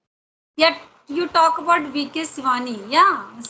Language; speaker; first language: English; non-native, learner; Hindi